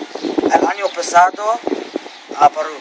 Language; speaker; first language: Spanish; non-native, learner; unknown